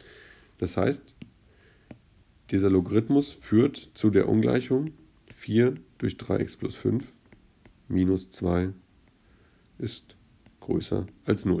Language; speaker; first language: German; native; German